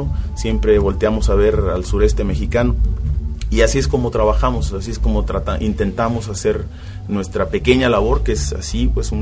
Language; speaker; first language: Spanish; native; Spanish